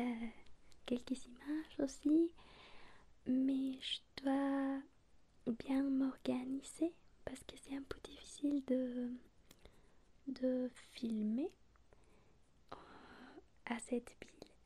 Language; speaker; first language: French; non-native, learner; Spanish